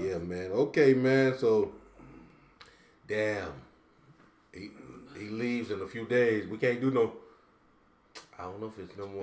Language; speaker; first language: English; native; English